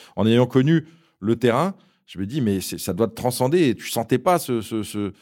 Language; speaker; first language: French; native; French